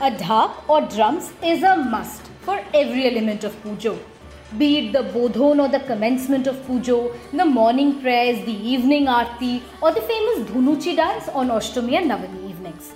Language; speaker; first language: English; non-native, local second language; Bangla